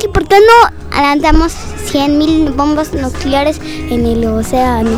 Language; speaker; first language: Spanish; early bilingual, other home language; French